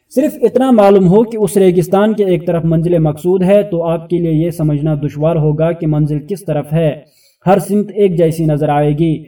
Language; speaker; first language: Urdu; native; Urdu